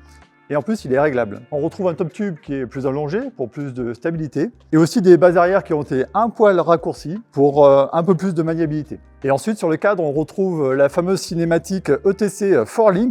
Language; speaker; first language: French; native; French